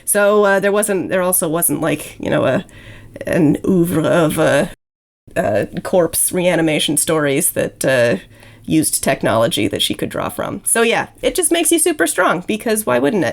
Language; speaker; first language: English; native; English